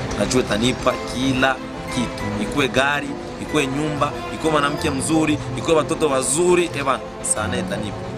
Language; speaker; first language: Swahili; native; Swahili